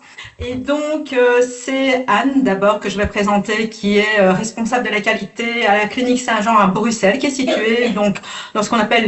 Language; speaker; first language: French; native; French